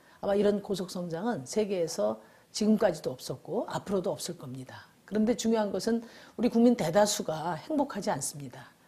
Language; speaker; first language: Korean; native; Korean